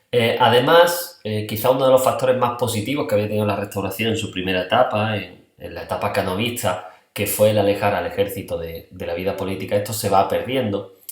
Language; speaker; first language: Spanish; native; Spanish